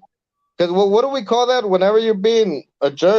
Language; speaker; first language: English; early bilingual, other home language; Spanish